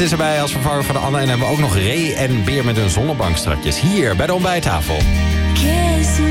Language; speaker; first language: Dutch; native; Dutch